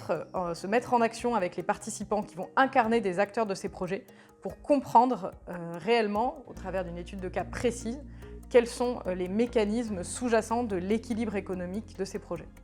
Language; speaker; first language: French; native; French